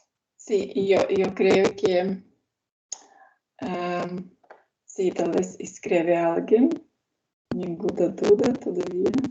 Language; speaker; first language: Spanish; non-native, learner; Lithuanian